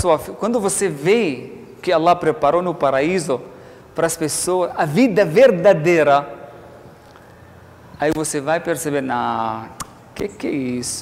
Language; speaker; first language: Portuguese; non-native, learner; Arabic